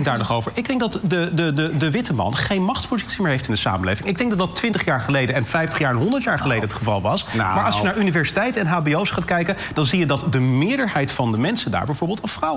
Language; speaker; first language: Dutch; native; Dutch